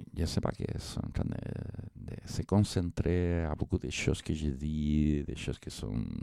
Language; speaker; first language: French; non-native, fluent; Spanish